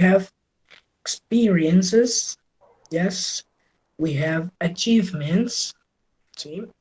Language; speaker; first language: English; non-native, learner; Spanish